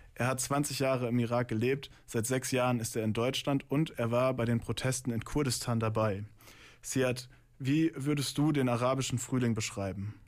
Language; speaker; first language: German; native; German